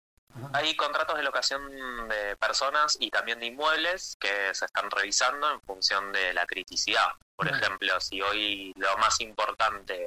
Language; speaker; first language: Spanish; native; Spanish